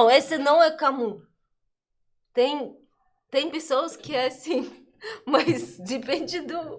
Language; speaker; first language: Portuguese; non-native, learner; Russian